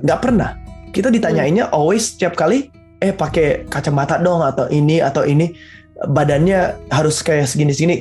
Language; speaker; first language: Indonesian; early bilingual, heritage; Indonesian